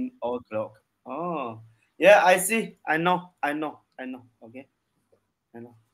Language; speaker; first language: English; non-native, learner; Chinese